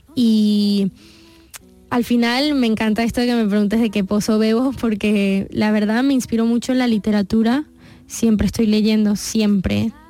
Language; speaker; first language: Spanish; early bilingual, heritage; Spanish